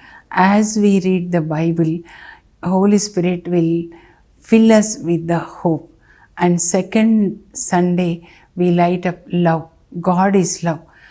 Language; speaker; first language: English; non-native, local second language; Telugu